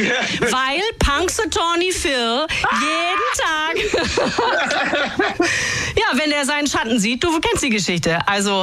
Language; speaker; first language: German; native; German